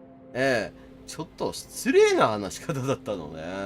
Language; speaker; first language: Japanese; non-native, fluent; English